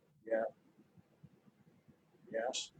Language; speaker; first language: English; native; English